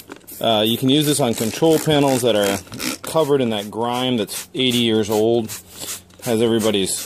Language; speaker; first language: English; native; English